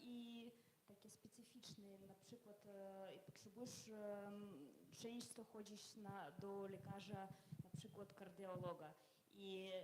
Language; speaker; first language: Polish; non-native, learner; Russian